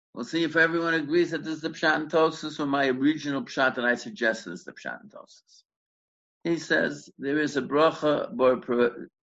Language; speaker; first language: English; native; English